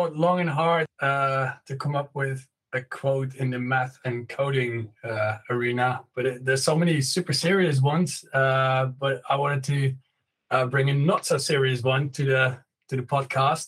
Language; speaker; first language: English; non-native, fluent; Dutch